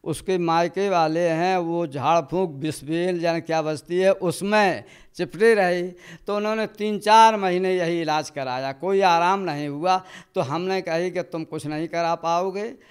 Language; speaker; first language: Hindi; native; Hindi